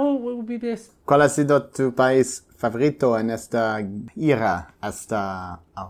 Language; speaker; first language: Spanish; non-native, learner; English